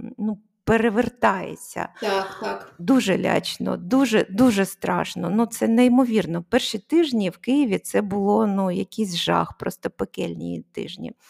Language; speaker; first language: Ukrainian; non-native, local second language; Russian